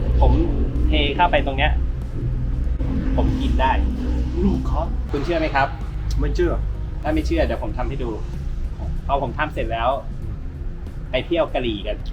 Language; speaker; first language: Thai; native; Thai